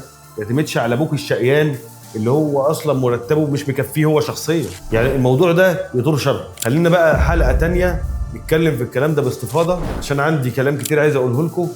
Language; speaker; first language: Arabic; native; Arabic